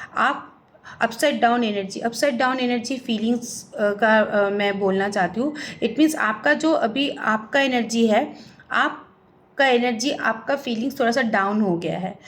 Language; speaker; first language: Hindi; non-native, local second language; Bangla